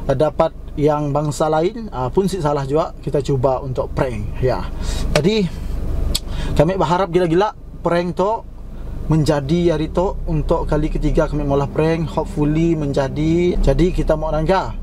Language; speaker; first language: Malay; non-native, local second language; Iban